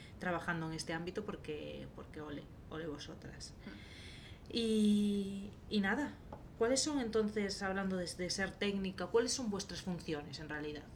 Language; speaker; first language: Spanish; native; Spanish